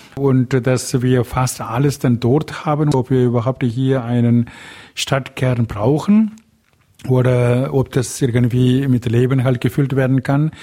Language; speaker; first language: German; non-native, fluent; Tamil